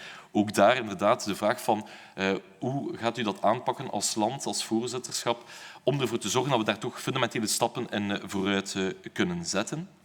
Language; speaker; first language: Dutch; native; Dutch